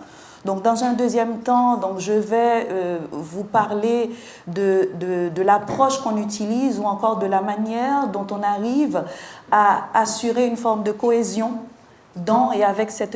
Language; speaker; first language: French; non-native, local second language; Haitian Creole